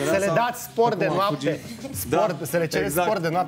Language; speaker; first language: Romanian; native; Romanian